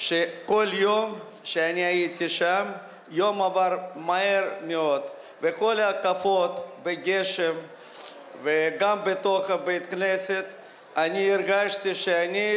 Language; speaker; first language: Hebrew; non-native, fluent; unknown